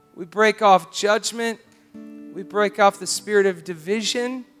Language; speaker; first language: English; native; English